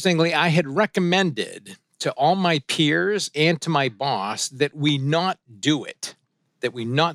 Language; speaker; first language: English; early bilingual, other home language; French